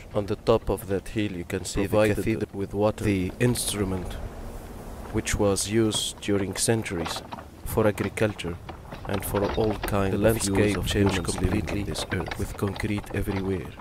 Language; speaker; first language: English; non-native, fluent; Arabic